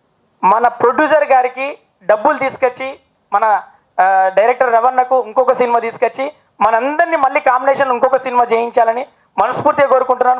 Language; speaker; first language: Telugu; native; Telugu